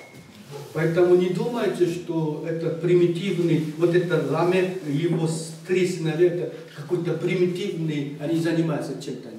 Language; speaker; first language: Russian; non-native, fluent; Korean